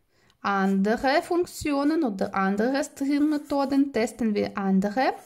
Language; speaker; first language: German; non-native, fluent; Russian